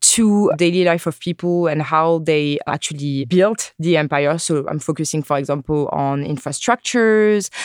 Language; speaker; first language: English; non-native, fluent; French